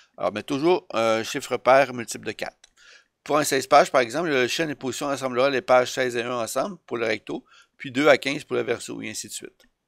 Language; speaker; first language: French; native; French